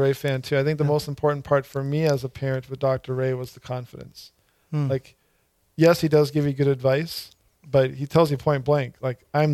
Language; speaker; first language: English; native; English